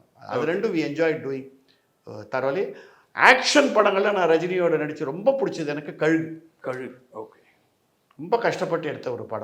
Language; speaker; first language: Tamil; native; Tamil